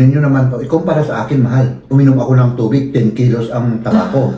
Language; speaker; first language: Filipino; non-native, fluent; German